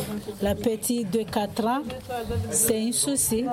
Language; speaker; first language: French; non-native, learner; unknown